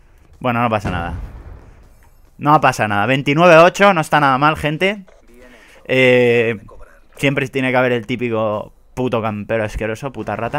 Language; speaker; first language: Spanish; native; Spanish